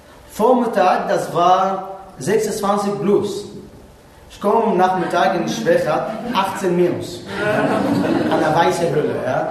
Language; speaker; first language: German; non-native, learner; Arabic